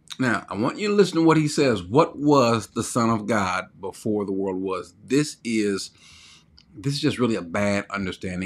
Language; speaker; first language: English; native; English